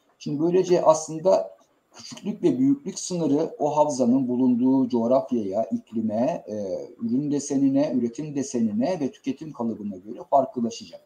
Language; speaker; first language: Turkish; native; Turkish